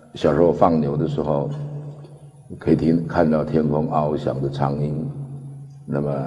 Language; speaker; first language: Chinese; early bilingual, other home language; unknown